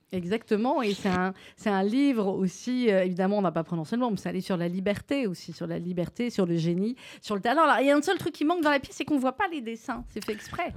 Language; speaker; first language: French; native; French